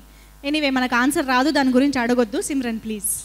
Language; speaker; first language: Telugu; native; Telugu